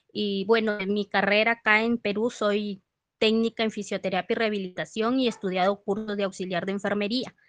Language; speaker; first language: Spanish; native; Spanish